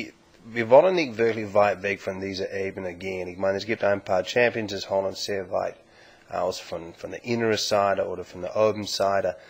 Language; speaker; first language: German; non-native, learner; English